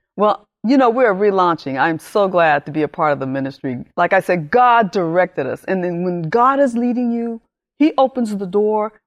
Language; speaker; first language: English; early bilingual, other home language; Spanish